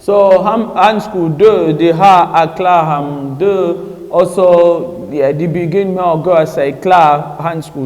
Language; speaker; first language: Danish; non-native, learner; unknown